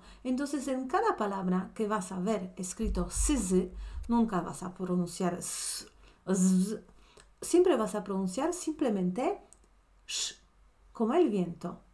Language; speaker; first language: Spanish; non-native, fluent; Polish